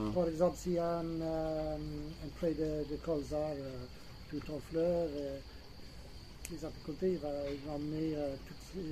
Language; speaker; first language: French; non-native, fluent; English